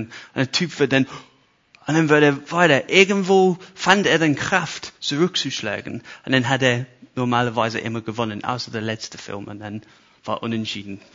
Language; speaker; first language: German; non-native, fluent; English